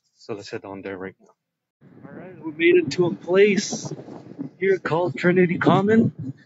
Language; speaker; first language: English; native; English